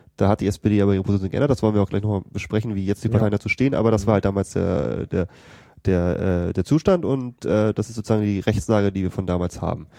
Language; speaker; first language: German; native; German